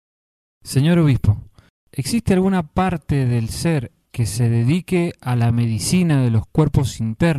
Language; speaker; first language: Spanish; native; Spanish